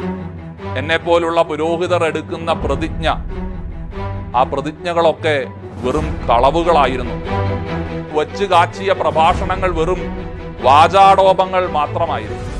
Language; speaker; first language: Malayalam; native; Malayalam